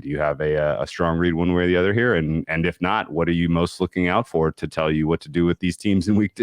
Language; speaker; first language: English; native; English